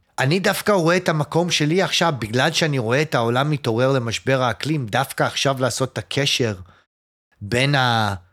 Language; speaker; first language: Hebrew; early bilingual, other home language; English